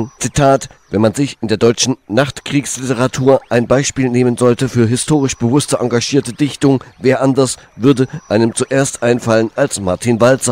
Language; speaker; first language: German; native; German